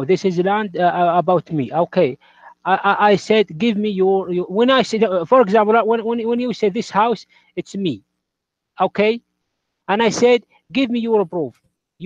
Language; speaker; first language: English; non-native, learner; Arabic